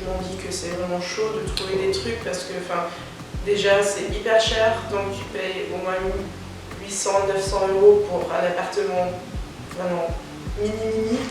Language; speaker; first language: French; non-native, local second language; Luxembourgish